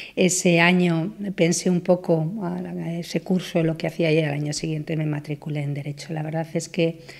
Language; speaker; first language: Spanish; native; Spanish